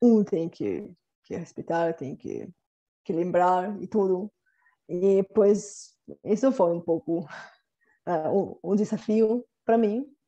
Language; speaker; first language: Portuguese; non-native, fluent; Bulgarian